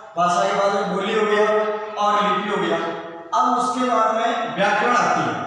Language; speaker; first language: Hindi; native; Hindi